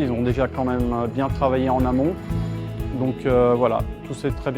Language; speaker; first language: French; native; French